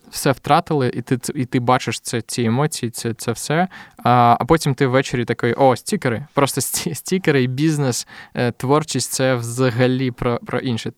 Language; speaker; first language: Ukrainian; non-native, local second language; Russian